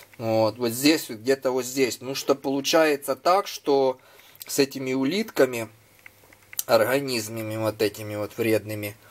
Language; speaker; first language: Russian; non-native, local second language; Ukrainian